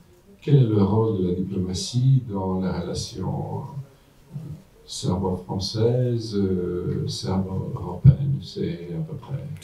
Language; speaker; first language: French; non-native, fluent; Serbian